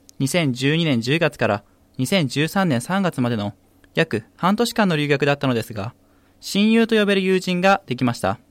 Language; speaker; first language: Japanese; native; Japanese